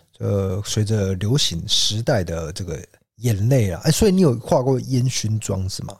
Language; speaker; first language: Chinese; native; Chinese